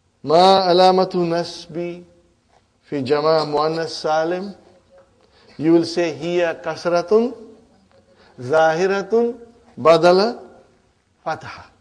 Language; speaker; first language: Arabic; non-native, fluent; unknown